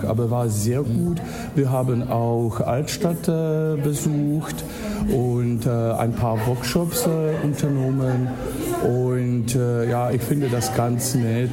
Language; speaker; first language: German; non-native, fluent; Czech